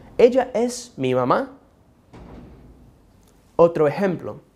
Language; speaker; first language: Spanish; non-native, fluent; Portuguese